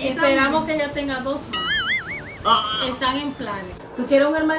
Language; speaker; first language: Spanish; native; Spanish